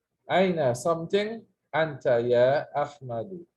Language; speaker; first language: Arabic; non-native, fluent; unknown